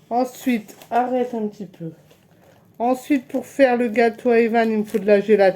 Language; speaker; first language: French; native; French